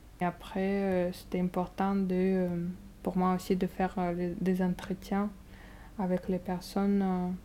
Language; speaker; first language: French; non-native, fluent; Russian